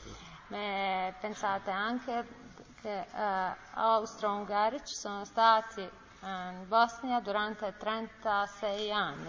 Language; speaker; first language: Italian; non-native, learner; Bosnian